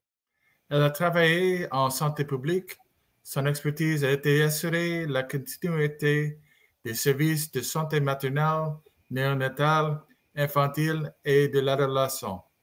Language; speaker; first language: French; non-native, learner; English